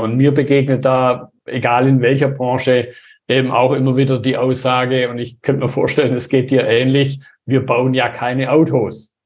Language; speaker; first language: German; native; German